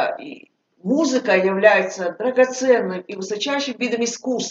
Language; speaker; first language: Russian; native; Russian